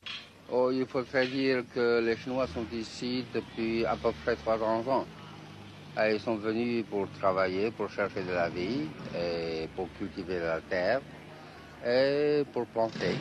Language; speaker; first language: French; non-native, fluent; Chinese